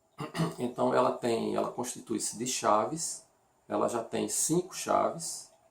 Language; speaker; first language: Portuguese; native; Portuguese